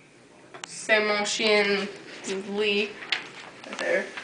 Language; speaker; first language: French; non-native, learner; English